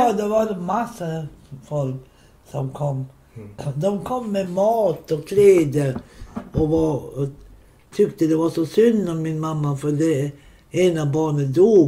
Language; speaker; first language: Swedish; non-native, local second language; Romany